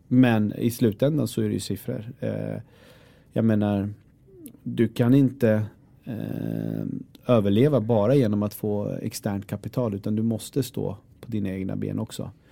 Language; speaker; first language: Swedish; early bilingual, other home language; Kurdish